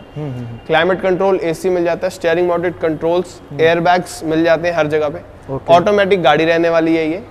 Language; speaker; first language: Hindi; native; Hindi